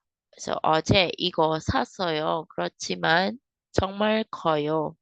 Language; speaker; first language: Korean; non-native, learner; Kinaray-a